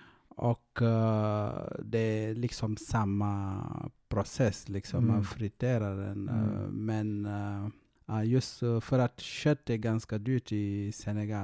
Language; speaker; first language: Swedish; non-native, fluent; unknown